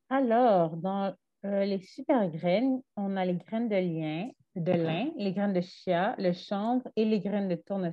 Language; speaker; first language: French; native; French